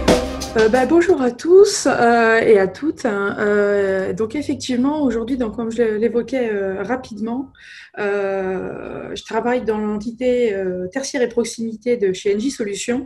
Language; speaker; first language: French; native; French